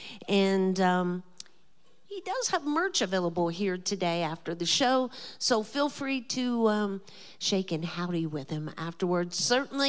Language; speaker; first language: English; native; English